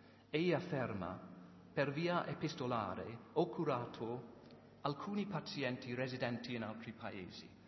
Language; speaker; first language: Italian; non-native, learner; English